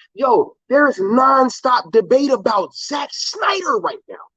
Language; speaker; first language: English; native; English